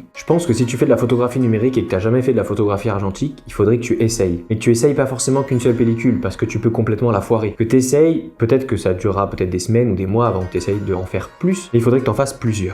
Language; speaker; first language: French; native; French